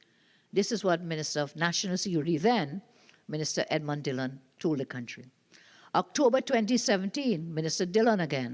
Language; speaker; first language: English; native; English